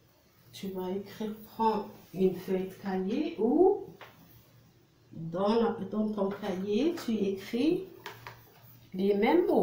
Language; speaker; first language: French; non-native, local second language; Arabic